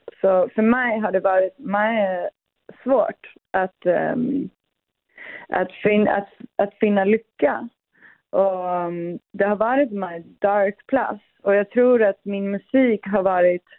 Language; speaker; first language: Swedish; early bilingual, other home language; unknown